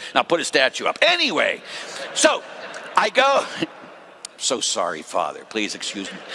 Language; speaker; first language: English; native; English